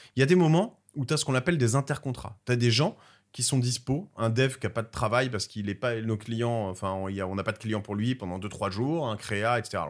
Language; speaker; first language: French; native; French